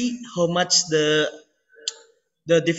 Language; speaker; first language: English; non-native, learner; Indonesian